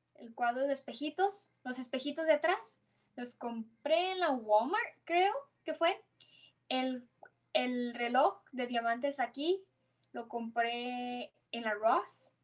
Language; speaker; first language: Spanish; early bilingual, heritage; Spanish